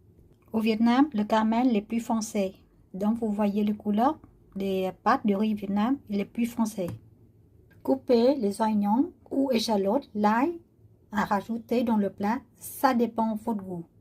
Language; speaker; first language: French; non-native, learner; Vietnamese